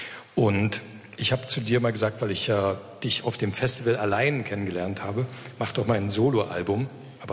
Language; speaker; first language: German; native; German